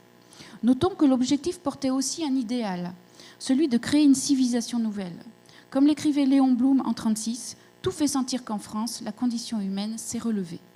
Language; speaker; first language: French; native; French